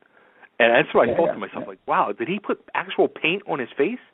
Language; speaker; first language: English; native; English